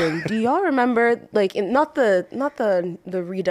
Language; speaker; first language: English; non-native, local second language; Yoruba